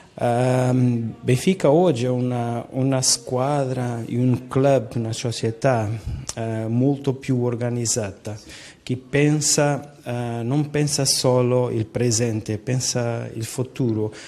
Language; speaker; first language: Italian; non-native, learner; Portuguese